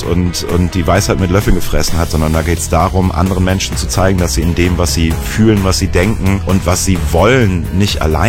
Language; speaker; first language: German; native; German